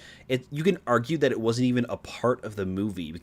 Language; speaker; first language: English; native; English